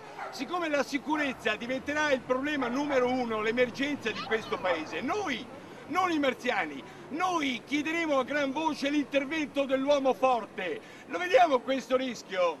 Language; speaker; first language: Italian; native; Italian